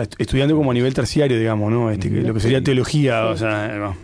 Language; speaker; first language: Spanish; native; Spanish